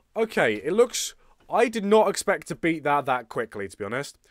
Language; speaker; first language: English; native; English